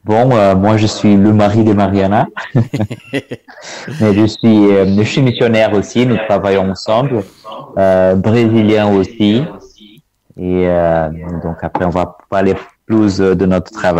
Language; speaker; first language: French; non-native, fluent; Portuguese